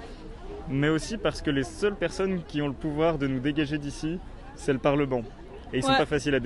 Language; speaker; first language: French; native; French